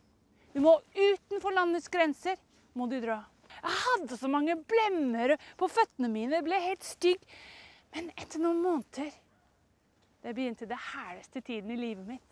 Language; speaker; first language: Norwegian; non-native, fluent; English